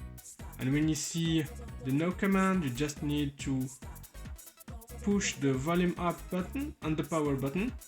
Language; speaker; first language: English; non-native, fluent; French